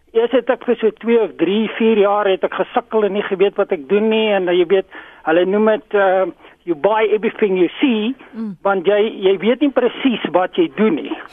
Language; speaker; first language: Afrikaans; non-native, local second language; English